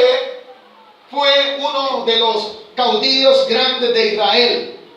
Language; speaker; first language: Spanish; native; Spanish